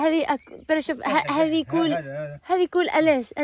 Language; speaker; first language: Arabic; non-native, learner; Spanish